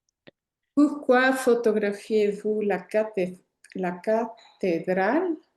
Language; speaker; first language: French; non-native, learner; Spanish